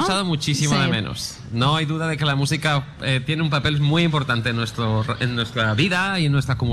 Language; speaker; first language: Spanish; native; Spanish